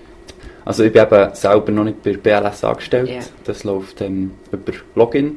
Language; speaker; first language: German; native; German